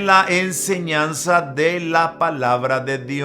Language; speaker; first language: Spanish; native; Spanish